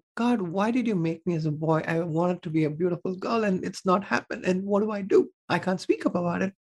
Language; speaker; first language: English; non-native, local second language; Tamil